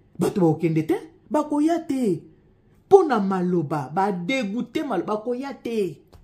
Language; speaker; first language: Lingala; native; Lingala